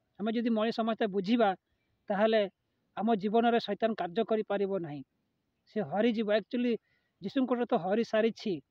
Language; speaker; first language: Odia; non-native, local second language; Santali